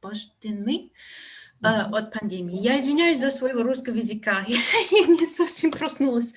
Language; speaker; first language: Russian; non-native, fluent; English